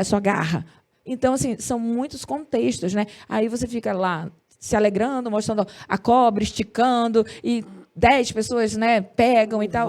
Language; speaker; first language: Portuguese; native; Portuguese